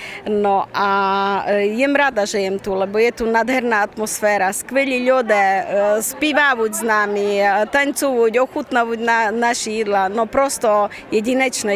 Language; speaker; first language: Slovak; non-native, local second language; Rusyn